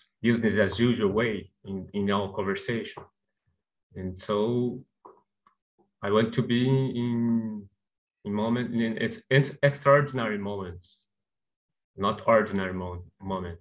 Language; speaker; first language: English; non-native, learner; Portuguese